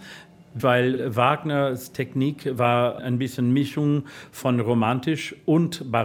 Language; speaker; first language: German; non-native, learner; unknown